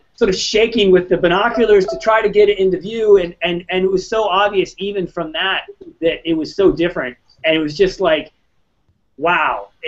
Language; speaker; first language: English; native; English